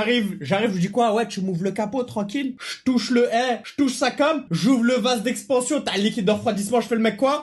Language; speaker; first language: French; native; French